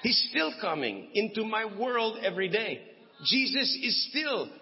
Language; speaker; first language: English; non-native, local second language; Filipino